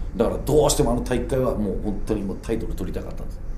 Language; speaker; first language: Japanese; non-native, fluent; Danish